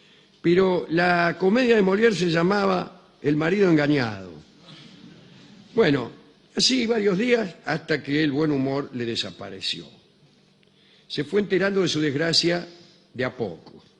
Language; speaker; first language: Spanish; native; Spanish